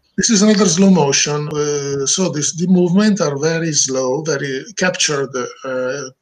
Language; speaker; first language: English; non-native, learner; Italian